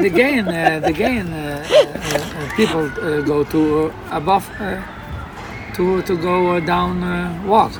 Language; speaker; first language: English; non-native, learner; Dutch